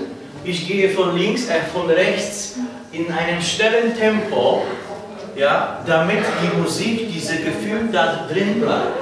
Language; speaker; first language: German; non-native, fluent; Polish